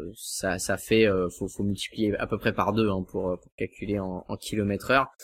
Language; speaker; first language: French; native; French